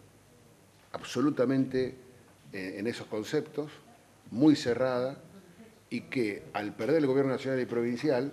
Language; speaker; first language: Spanish; native; Spanish